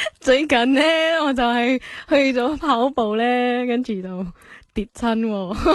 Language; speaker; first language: Cantonese; non-native, learner; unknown